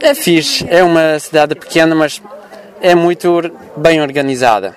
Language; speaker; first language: Portuguese; non-native, fluent; Bulgarian